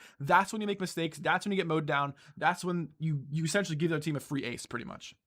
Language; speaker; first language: English; native; English